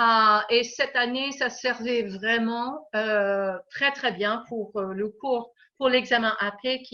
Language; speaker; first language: French; non-native, fluent; English